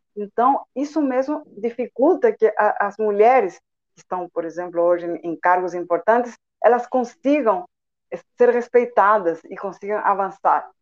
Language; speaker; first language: Portuguese; non-native, fluent; Spanish